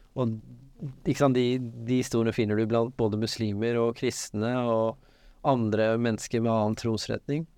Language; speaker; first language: Norwegian; early bilingual, other home language; Urdu